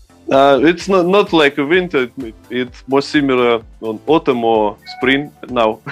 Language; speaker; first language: English; non-native, learner; Russian